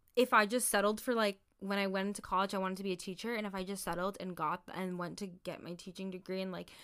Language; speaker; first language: English; early bilingual, other home language; Somali